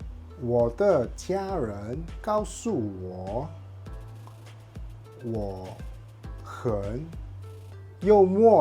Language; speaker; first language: Chinese; non-native, learner; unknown